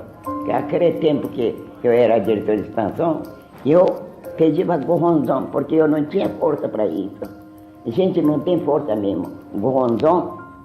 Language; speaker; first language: Portuguese; early bilingual, heritage; Japanese